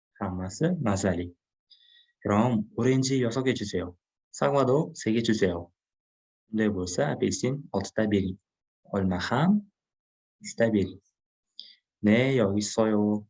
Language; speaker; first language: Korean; non-native, fluent; Uzbek